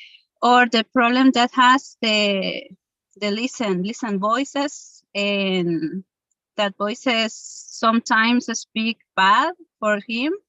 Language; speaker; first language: English; non-native, learner; Spanish